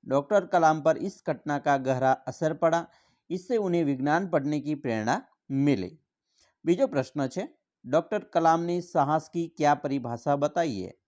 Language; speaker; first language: Hindi; non-native, local second language; Gujarati